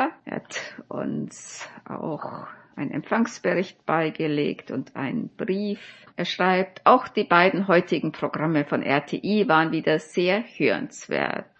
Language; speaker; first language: German; native; German